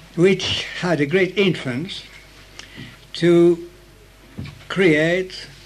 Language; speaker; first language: English; non-native, fluent; French